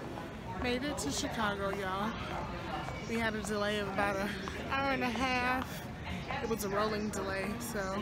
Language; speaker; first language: English; native; English